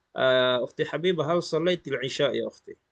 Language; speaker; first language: Arabic; non-native, fluent; Malay